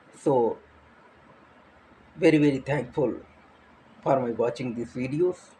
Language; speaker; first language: English; non-native, learner; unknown